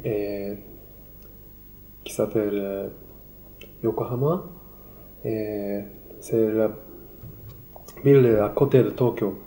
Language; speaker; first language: French; non-native, learner; Japanese